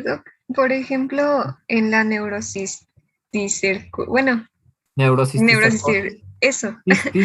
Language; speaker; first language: Spanish; native; Spanish